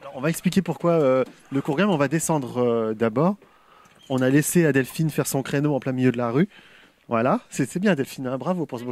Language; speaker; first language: French; native; French